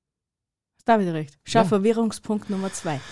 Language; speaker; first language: German; native; German